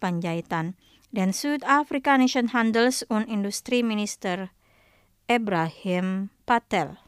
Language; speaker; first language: German; non-native, fluent; Indonesian